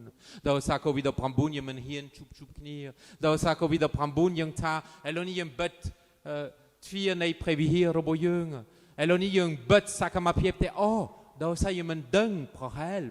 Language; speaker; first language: Khmer; non-native, fluent; French